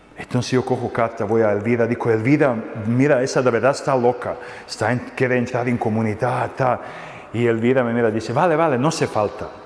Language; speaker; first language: Spanish; non-native, fluent; Serbian